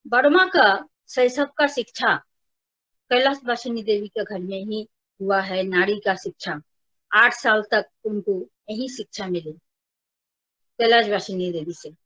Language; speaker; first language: Hindi; non-native, local second language; Bangla